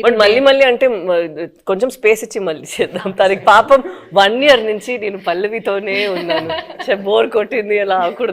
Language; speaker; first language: Telugu; non-native, fluent; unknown